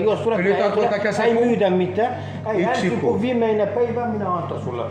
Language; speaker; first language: Finnish; non-native, learner; Turkish